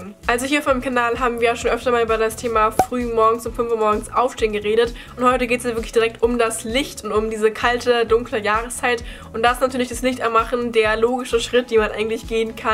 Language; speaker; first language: German; native; German